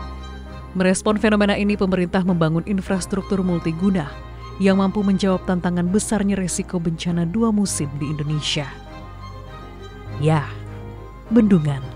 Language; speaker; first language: Indonesian; native; Indonesian